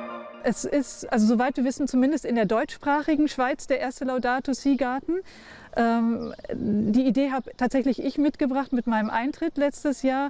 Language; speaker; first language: German; native; German